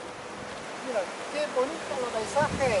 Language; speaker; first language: Spanish; non-native, learner; Chinese